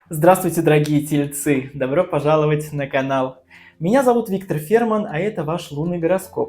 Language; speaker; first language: Russian; native; Russian